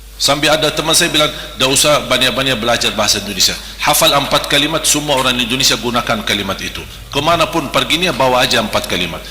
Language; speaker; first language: Malay; non-native, fluent; Arabic